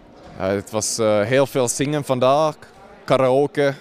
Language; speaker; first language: Dutch; non-native, fluent; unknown